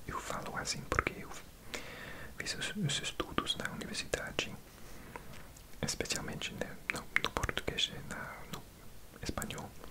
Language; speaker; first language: Portuguese; non-native, learner; English